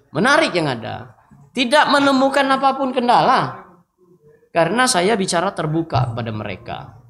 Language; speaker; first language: Indonesian; non-native, local second language; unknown